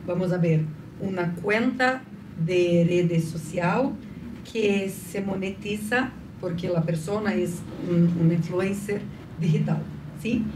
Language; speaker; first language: Spanish; non-native, fluent; Portuguese